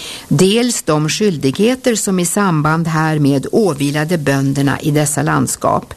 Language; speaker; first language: Swedish; native; Swedish